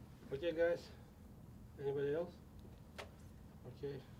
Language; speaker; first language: English; non-native, fluent; Russian